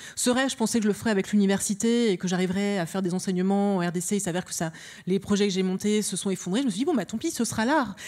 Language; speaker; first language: French; early bilingual, other home language; Lingala